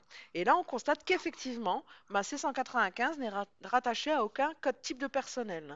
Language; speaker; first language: French; native; French